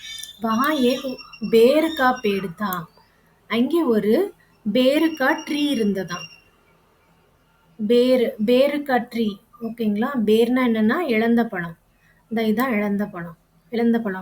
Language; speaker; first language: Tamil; native; Tamil